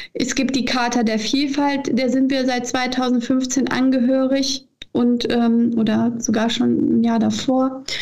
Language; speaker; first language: German; native; German